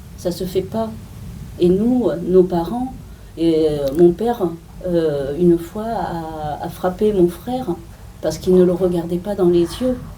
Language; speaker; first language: French; early bilingual, other home language; Korean